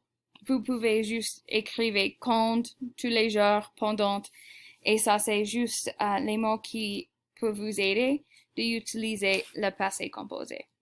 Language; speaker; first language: French; non-native, fluent; English